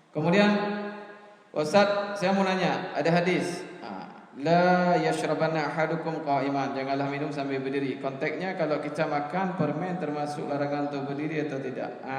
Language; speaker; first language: Malay; non-native, local second language; Achinese